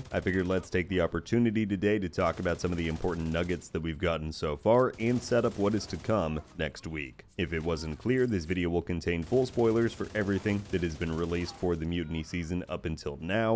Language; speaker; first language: English; native; English